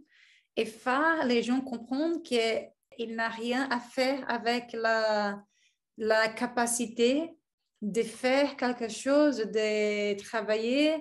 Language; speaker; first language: French; non-native, learner; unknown